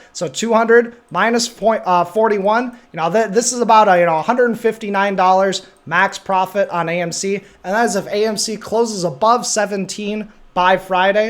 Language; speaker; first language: English; native; English